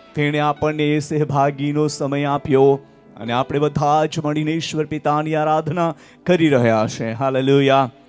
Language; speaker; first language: Gujarati; non-native, local second language; Marathi